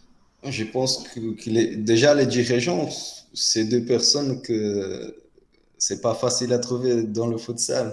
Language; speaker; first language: French; non-native, fluent; Portuguese